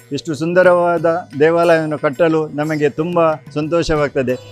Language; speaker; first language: Kannada; non-native, local second language; Malayalam